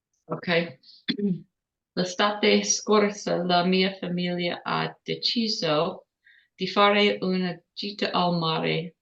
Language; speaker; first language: Italian; non-native, learner; English